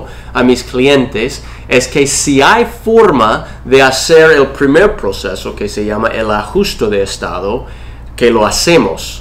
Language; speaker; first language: Spanish; non-native, fluent; English